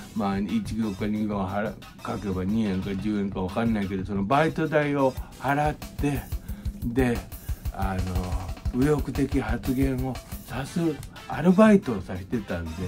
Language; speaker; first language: Japanese; native; Japanese